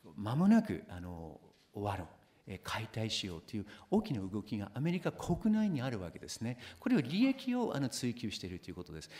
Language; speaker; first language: Japanese; non-native, fluent; English